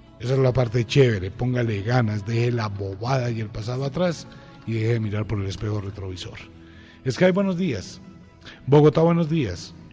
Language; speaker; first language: Spanish; native; Spanish